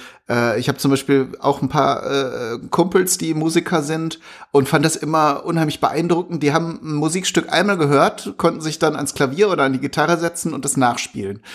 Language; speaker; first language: German; native; German